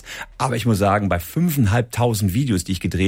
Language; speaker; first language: German; native; German